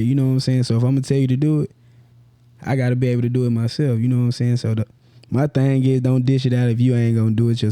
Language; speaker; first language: English; native; English